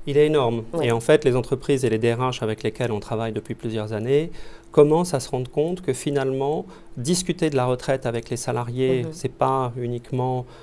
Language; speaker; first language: French; native; French